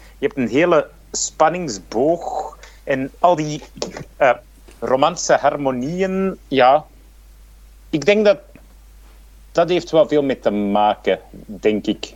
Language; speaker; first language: Dutch; native; Dutch